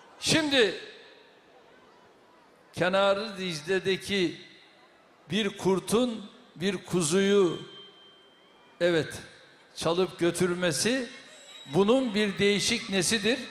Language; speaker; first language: Turkish; native; Turkish